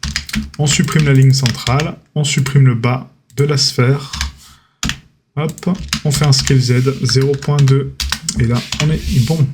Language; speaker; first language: French; native; French